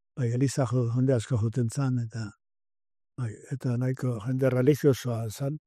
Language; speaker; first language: Basque; native; Basque